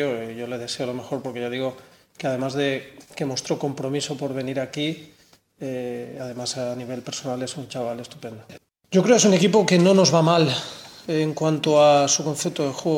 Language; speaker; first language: Spanish; native; Spanish